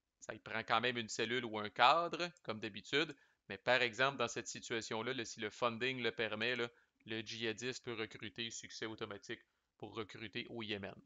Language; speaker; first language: French; native; French